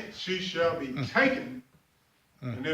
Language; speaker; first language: English; native; English